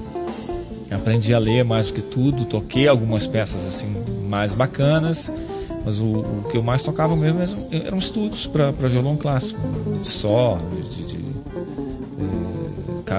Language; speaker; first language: Portuguese; native; Portuguese